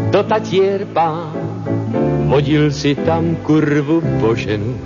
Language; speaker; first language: Slovak; native; Slovak